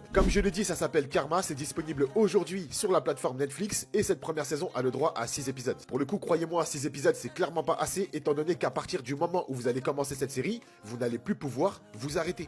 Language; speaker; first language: French; native; French